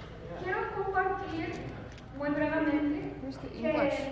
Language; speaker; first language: Spanish; early bilingual, other home language; English